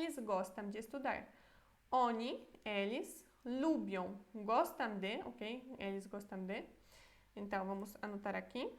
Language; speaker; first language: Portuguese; non-native, fluent; Polish